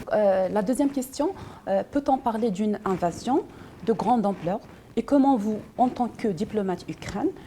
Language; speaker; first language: French; non-native, local second language; Arabic